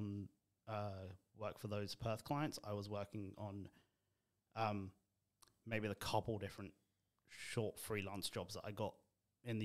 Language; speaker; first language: English; native; English